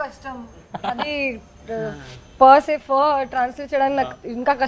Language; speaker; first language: Telugu; non-native, local second language; Hindi